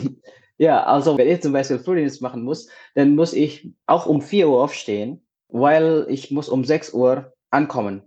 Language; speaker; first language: German; non-native, fluent; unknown